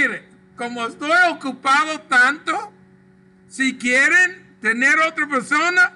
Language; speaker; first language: Spanish; non-native, local second language; English